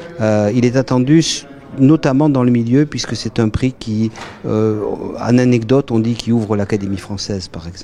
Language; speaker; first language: French; native; French